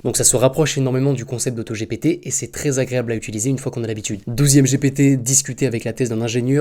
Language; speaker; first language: French; native; French